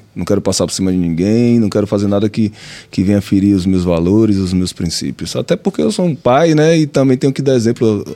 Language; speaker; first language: Portuguese; native; Portuguese